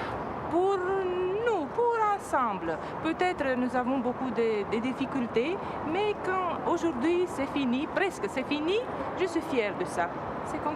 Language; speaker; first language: French; non-native, learner; Romanian